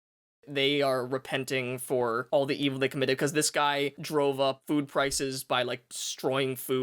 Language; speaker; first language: English; native; English